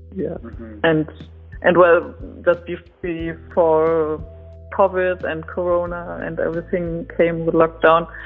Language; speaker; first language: English; non-native, fluent; German